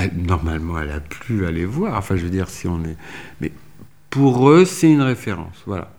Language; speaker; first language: French; native; French